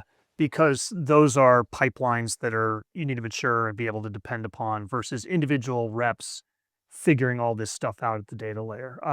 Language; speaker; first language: English; native; English